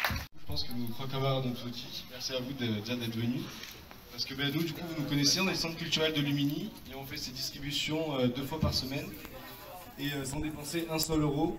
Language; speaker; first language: French; native; French